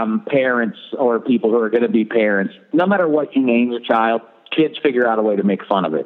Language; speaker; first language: English; native; English